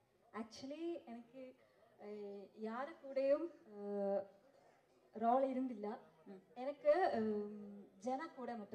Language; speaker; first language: Tamil; non-native, learner; Malayalam